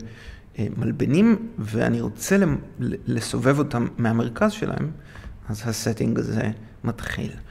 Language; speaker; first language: Hebrew; native; Hebrew